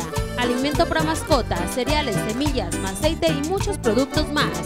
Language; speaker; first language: Spanish; native; Spanish